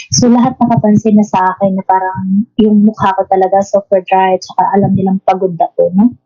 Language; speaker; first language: Filipino; non-native, local second language; Cebuano